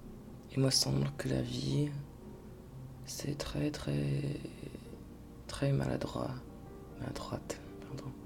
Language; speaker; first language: French; non-native, fluent; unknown